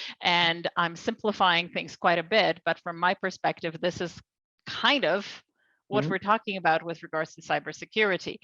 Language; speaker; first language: English; non-native, fluent; Polish